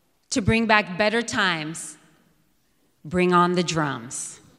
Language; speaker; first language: English; native; English